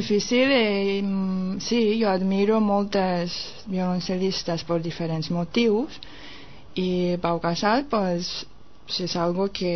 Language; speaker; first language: Catalan; non-native, fluent; Japanese